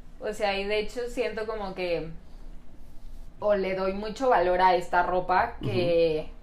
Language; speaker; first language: Spanish; native; Spanish